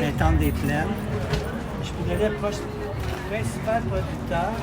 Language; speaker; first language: French; non-native, local second language; Arabic